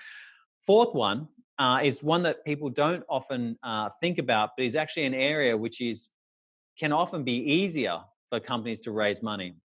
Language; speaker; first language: English; native; English